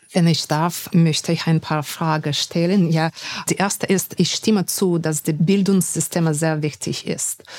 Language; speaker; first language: German; non-native, fluent; English